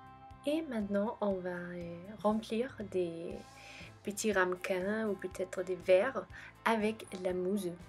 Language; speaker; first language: French; non-native, fluent; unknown